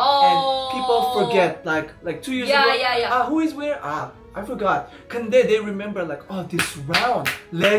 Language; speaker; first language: English; non-native, fluent; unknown